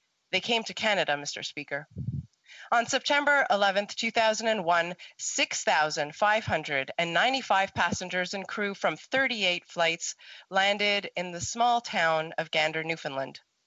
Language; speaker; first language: English; native; English